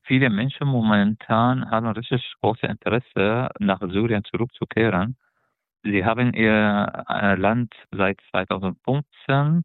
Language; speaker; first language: German; non-native, fluent; Arabic